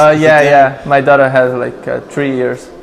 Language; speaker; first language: English; non-native, learner; Portuguese